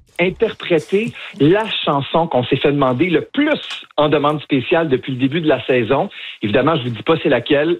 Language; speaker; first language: French; native; French